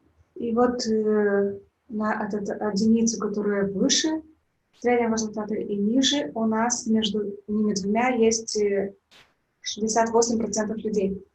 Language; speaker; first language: Russian; native; Russian